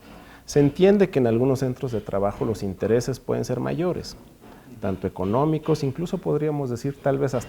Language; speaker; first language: Spanish; native; Spanish